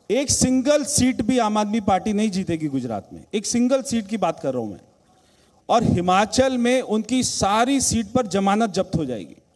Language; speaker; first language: Hindi; native; Hindi